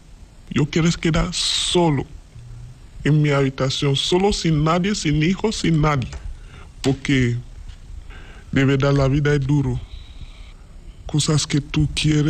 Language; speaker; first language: Spanish; non-native, learner; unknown